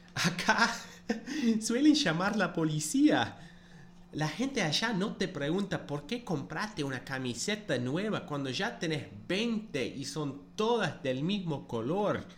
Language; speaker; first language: Spanish; non-native, fluent; English